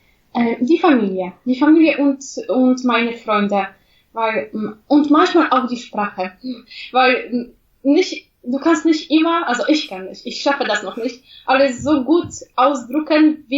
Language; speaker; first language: German; non-native, fluent; Polish